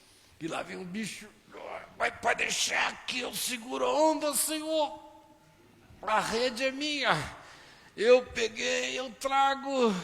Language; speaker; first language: Portuguese; native; Portuguese